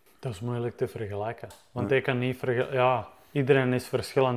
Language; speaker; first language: Dutch; non-native, fluent; Czech